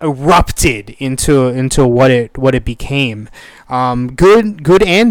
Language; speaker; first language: English; native; English